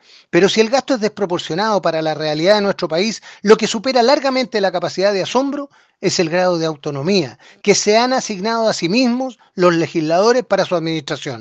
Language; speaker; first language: Spanish; native; Spanish